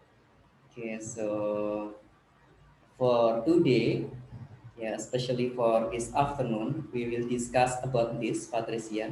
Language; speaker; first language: English; non-native, learner; Indonesian